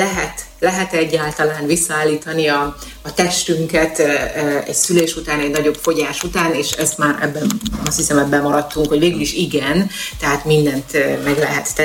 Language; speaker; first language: Hungarian; native; Hungarian